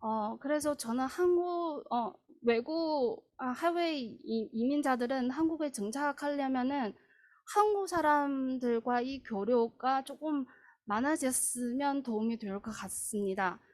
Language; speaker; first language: Korean; non-native, fluent; Chinese